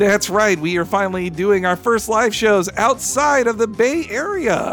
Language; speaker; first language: English; native; English